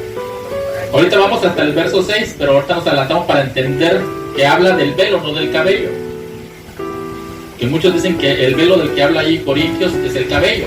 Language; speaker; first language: Spanish; native; Spanish